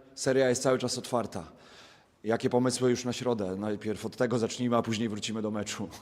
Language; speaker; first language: Polish; native; Polish